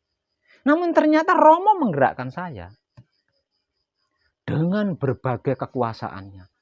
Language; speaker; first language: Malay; non-native, local second language; Javanese